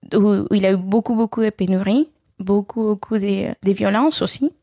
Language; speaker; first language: French; non-native, fluent; Spanish